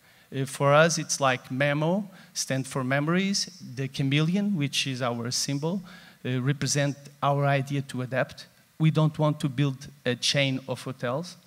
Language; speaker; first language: English; non-native, fluent; Portuguese